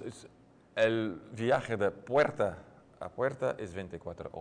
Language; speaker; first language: Spanish; non-native, learner; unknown